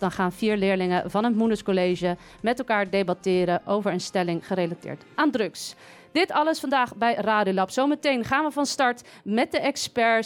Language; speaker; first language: Dutch; native; Dutch